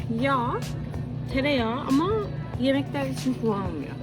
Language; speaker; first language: Turkish; native; Turkish